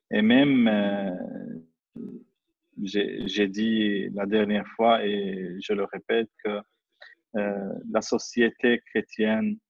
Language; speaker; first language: French; non-native, fluent; Arabic